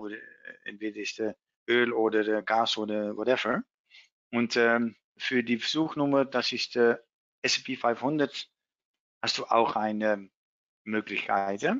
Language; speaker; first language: German; non-native, learner; Dutch